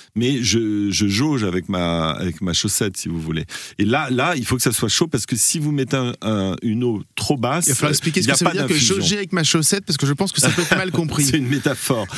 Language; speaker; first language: French; non-native, fluent; English